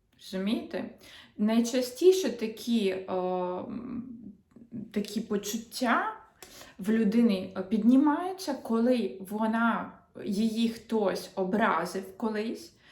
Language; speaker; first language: Ukrainian; non-native, local second language; Russian